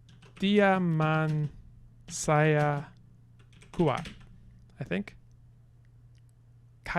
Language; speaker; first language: Indonesian; non-native, learner; English